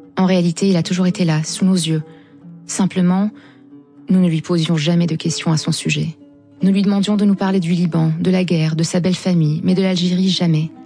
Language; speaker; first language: French; non-native, local second language; Arabic